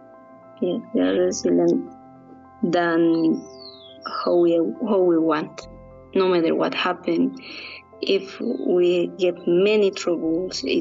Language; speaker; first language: English; non-native, learner; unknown